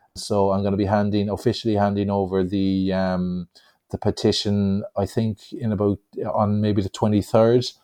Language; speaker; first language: English; native; English